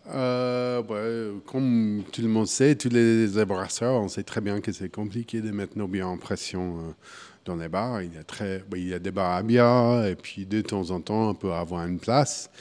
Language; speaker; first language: French; non-native, fluent; English